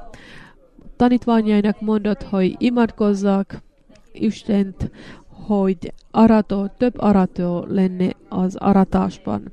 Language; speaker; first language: Hungarian; non-native, learner; Finnish